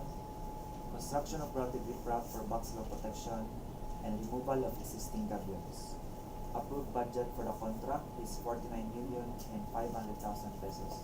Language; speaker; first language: English; non-native, local second language; Cebuano